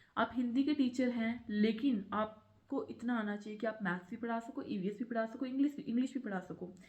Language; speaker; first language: Hindi; native; Hindi